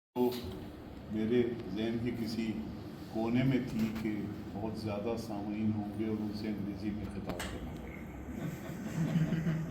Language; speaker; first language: Urdu; non-native, local second language; Punjabi